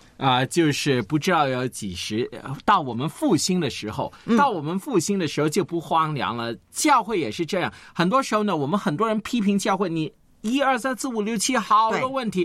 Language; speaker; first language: Chinese; native; Chinese